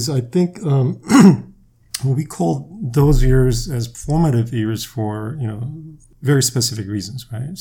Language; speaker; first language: English; non-native, fluent; Korean